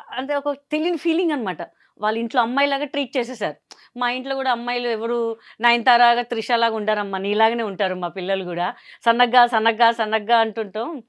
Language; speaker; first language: Telugu; non-native, local second language; Hindi